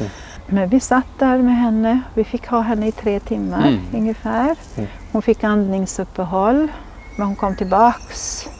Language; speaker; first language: Swedish; native; Swedish